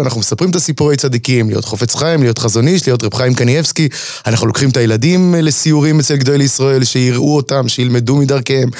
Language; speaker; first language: Hebrew; native; Hebrew